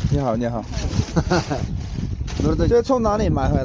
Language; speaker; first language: Chinese; non-native, fluent; English